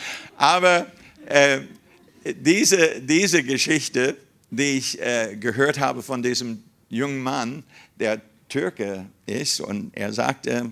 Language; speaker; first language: German; non-native, fluent; English